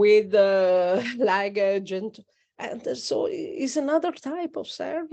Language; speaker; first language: English; non-native, learner; Italian